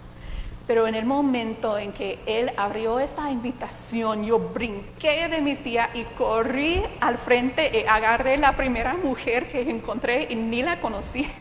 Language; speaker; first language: Spanish; non-native, fluent; English